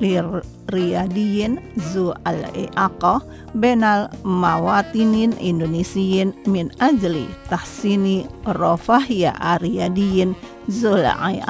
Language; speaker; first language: Arabic; non-native, fluent; Indonesian